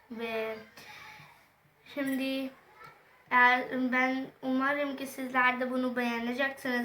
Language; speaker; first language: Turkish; non-native, learner; Hindi